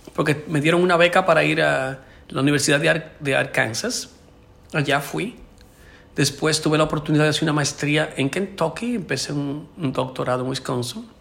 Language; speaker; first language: Spanish; native; Spanish